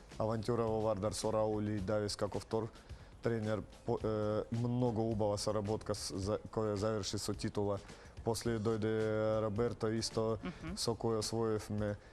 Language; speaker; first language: Macedonian; non-native, fluent; Russian